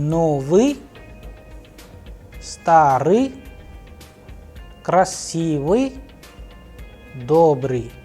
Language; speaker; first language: Russian; non-native, fluent; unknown